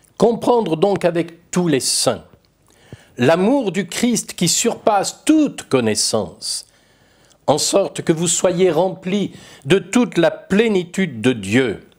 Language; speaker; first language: French; native; French